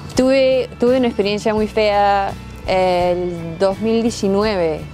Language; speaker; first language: Spanish; early bilingual, heritage; Spanish